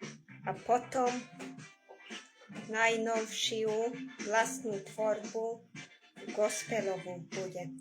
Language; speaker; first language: Slovak; non-native, local second language; Hungarian